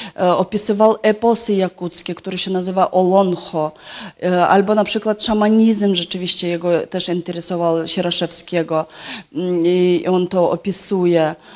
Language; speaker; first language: Polish; non-native, fluent; Yakut